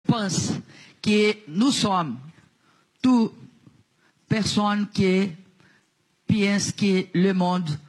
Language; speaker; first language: French; non-native, learner; Portuguese